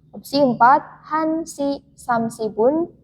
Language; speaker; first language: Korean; non-native, learner; Indonesian